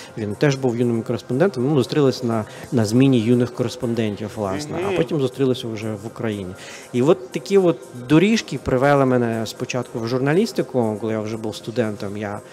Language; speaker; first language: Ukrainian; non-native, fluent; Russian